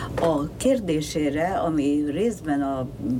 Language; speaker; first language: Hungarian; native; Hungarian